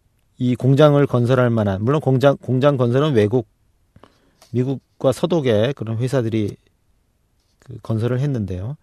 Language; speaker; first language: Korean; native; Korean